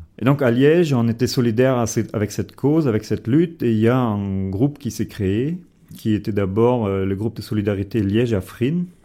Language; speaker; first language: French; non-native, fluent; German